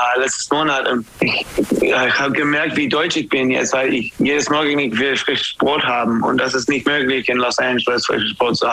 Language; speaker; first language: German; non-native, fluent; English